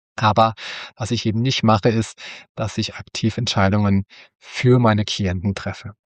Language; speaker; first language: German; native; German